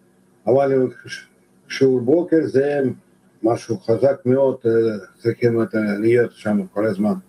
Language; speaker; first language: Hebrew; non-native, fluent; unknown